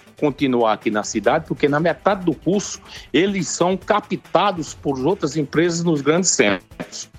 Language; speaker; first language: Portuguese; native; Portuguese